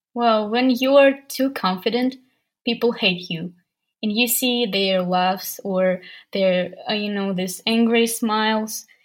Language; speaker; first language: English; non-native, fluent; Ukrainian